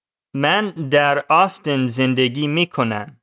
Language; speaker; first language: Persian; non-native, learner; English